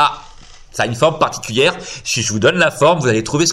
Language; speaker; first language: French; native; French